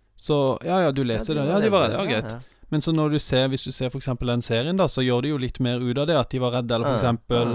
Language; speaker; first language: Norwegian; native; Norwegian